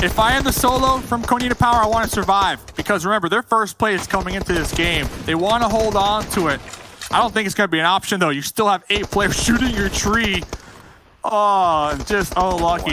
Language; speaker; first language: English; native; English